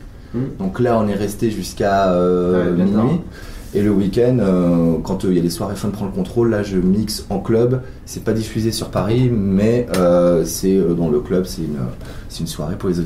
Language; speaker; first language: French; native; French